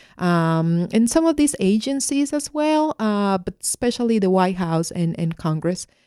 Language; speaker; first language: English; non-native, fluent; Spanish